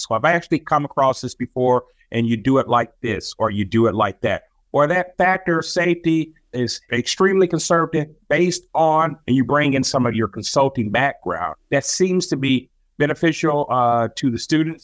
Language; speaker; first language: English; native; English